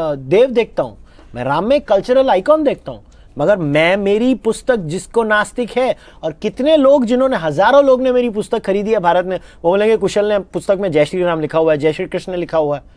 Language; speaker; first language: Hindi; native; Hindi